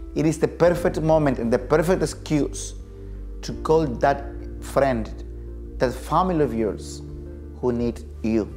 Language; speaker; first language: English; non-native, fluent; Spanish